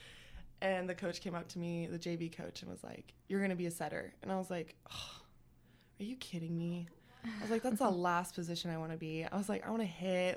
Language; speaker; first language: English; native; English